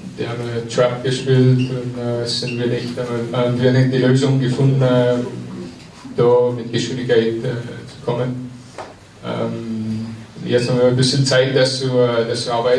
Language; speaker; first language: German; non-native, learner; French